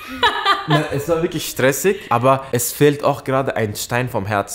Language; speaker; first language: German; early bilingual, other home language; Persian